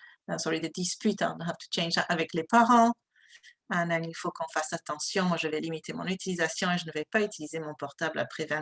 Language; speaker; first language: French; non-native, fluent; English